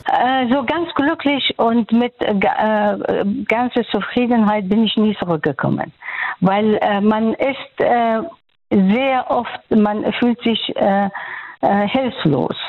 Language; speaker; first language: German; non-native, fluent; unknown